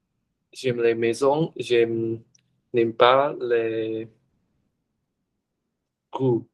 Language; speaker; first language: French; non-native, learner; Vietnamese